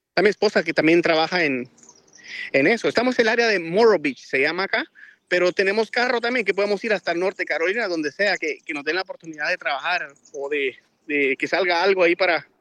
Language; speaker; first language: Spanish; native; Spanish